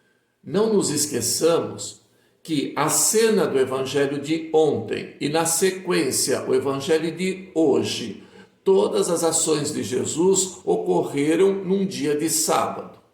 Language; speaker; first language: Portuguese; native; Portuguese